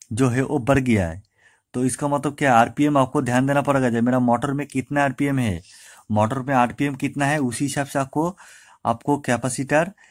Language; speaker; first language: Hindi; non-native, local second language; Bangla